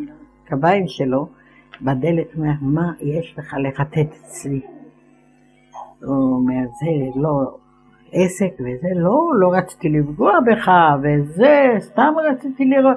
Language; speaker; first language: Hebrew; non-native, fluent; Ladino